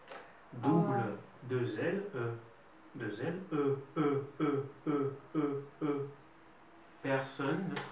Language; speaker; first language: French; non-native, fluent; Russian